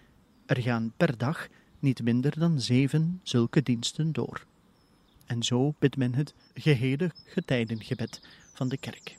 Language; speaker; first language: Dutch; native; Dutch